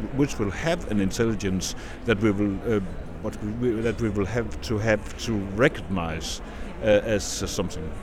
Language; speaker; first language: English; non-native, fluent; Danish